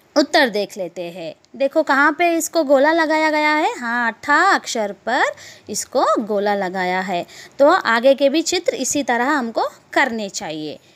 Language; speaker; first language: Hindi; non-native, local second language; Telugu